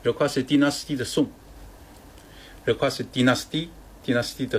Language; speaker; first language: French; non-native, learner; Chinese